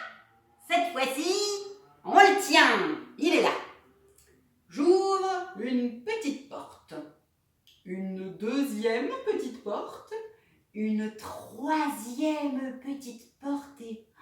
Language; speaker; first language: French; native; French